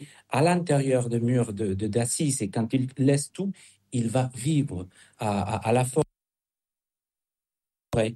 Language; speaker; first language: French; non-native, fluent; Spanish